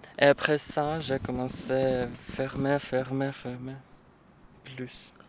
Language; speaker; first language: French; non-native, learner; Ukrainian